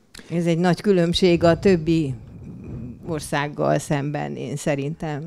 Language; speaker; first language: Hungarian; native; Hungarian